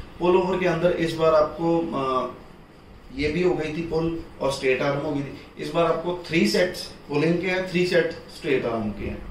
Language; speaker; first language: Hindi; non-native, local second language; Punjabi